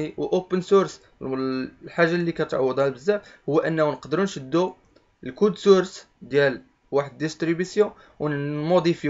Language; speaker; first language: Arabic; native; Arabic